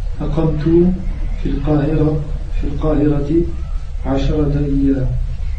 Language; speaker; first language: Arabic; non-native, learner; French